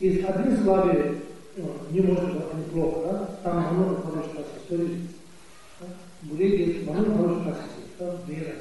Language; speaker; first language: Russian; non-native, learner; Tibetan